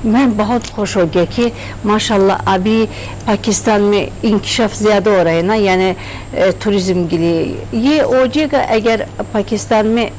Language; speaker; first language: Hindi; non-native, learner; Turkish